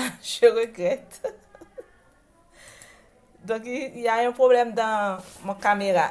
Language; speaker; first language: French; non-native, local second language; Haitian Creole